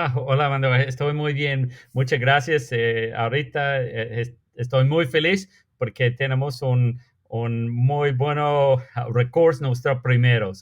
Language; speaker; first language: Spanish; non-native, fluent; English